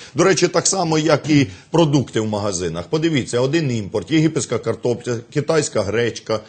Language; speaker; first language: Ukrainian; native; Ukrainian